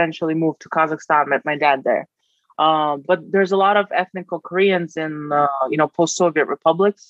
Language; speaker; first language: English; non-native, fluent; Kazakh